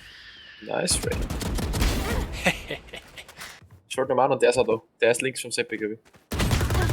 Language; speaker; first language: German; native; German